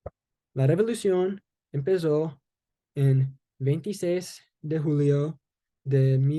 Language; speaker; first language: Spanish; non-native, learner; English